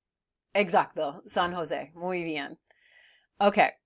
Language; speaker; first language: Spanish; non-native, fluent; English